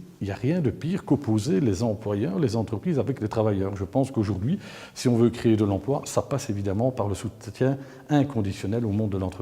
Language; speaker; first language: French; native; French